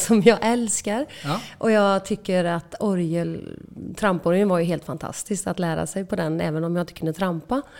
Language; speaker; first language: Swedish; native; Swedish